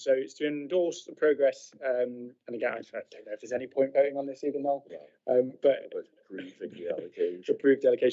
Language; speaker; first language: English; native; English